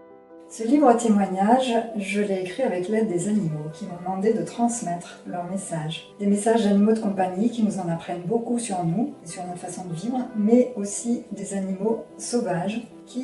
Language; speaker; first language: French; native; French